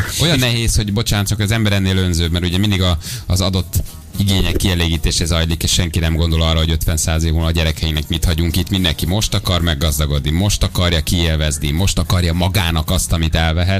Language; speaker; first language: Hungarian; native; Hungarian